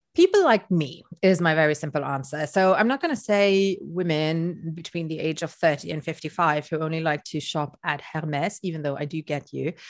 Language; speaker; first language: English; non-native, fluent; Luxembourgish